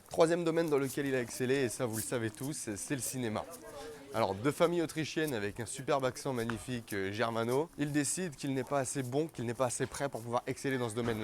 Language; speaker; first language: French; native; French